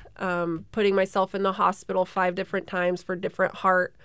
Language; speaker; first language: English; native; English